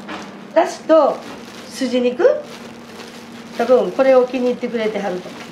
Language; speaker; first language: Japanese; native; Japanese